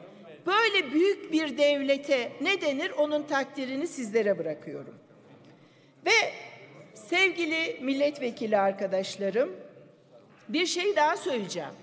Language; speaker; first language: Turkish; native; Turkish